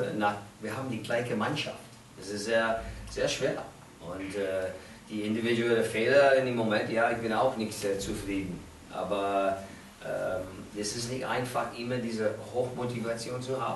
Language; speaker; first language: German; non-native, fluent; English